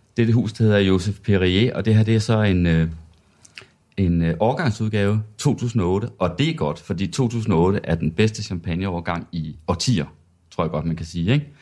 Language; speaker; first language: Danish; native; Danish